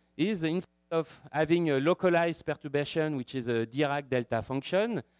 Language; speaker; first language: English; non-native, fluent; French